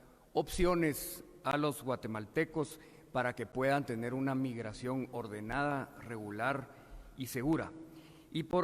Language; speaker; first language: Spanish; native; Spanish